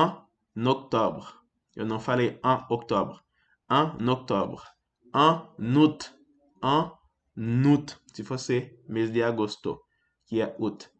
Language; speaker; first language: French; non-native, fluent; Portuguese